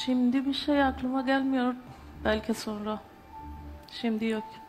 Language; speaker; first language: Turkish; non-native, learner; Persian